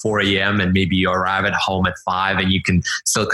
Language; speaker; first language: English; non-native, fluent; Lithuanian